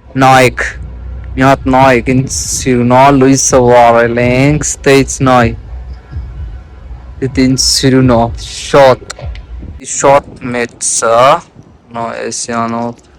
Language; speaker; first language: Armenian; non-native, learner; Hindi